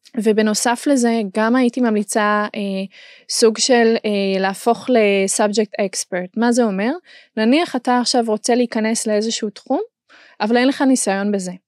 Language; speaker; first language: Hebrew; non-native, fluent; German